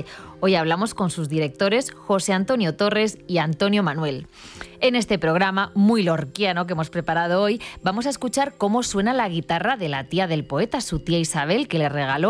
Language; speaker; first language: Spanish; native; Spanish